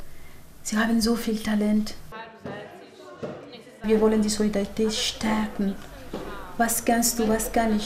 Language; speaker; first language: German; non-native, fluent; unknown